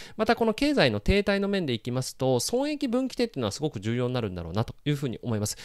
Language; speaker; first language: Japanese; native; Japanese